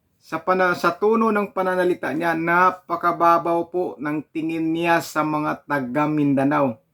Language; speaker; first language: Filipino; non-native, local second language; Cebuano